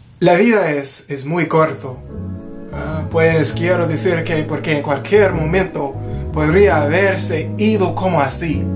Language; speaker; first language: Spanish; non-native, learner; English